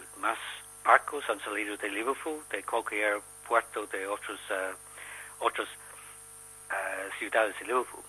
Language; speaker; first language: Spanish; non-native, learner; English